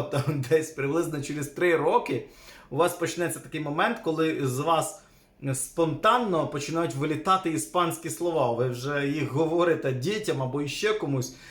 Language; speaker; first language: Ukrainian; native; Ukrainian